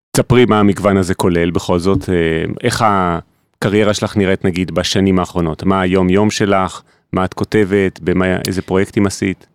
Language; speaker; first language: Hebrew; native; Hebrew